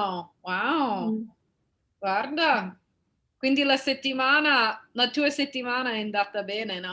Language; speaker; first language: Italian; non-native, fluent; English